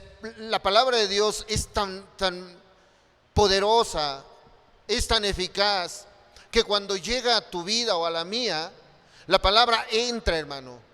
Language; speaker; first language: Spanish; native; Spanish